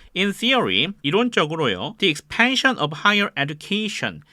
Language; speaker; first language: English; non-native, fluent; Korean